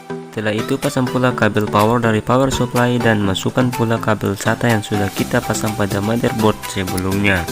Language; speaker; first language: Indonesian; native; Indonesian